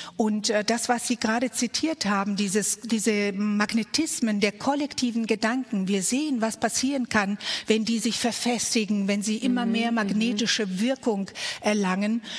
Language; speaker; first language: German; early bilingual, other home language; Croatian